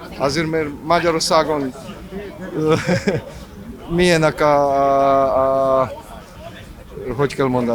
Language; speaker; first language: Hungarian; non-native, learner; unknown